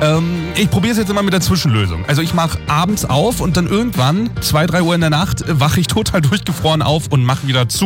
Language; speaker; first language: German; native; German